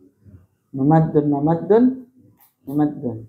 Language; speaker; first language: Arabic; non-native, fluent; Indonesian